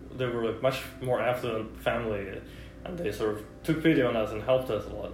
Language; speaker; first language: English; non-native, fluent; Russian